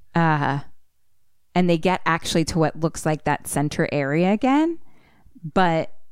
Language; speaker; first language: English; native; English